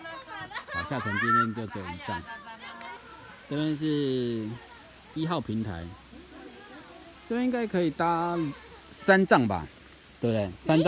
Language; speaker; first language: Chinese; native; Chinese